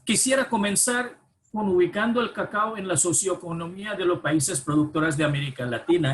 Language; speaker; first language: Spanish; non-native, fluent; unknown